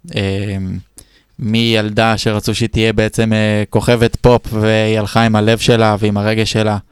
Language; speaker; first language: Hebrew; native; Hebrew